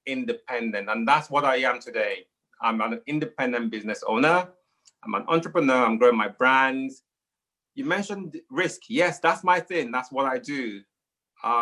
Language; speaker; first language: English; non-native, local second language; Igbo